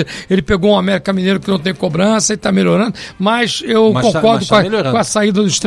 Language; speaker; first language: Portuguese; native; Portuguese